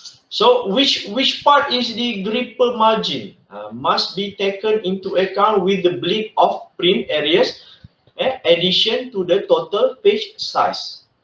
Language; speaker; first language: English; non-native, local second language; Malay